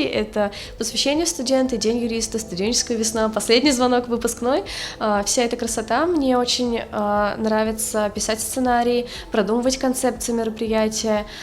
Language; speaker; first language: Russian; native; Russian